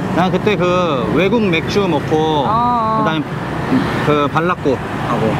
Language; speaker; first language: Korean; native; Korean